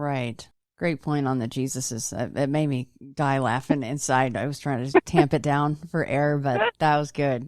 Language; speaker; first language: English; native; English